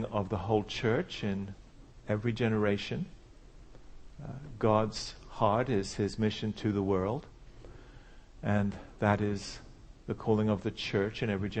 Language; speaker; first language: English; native; English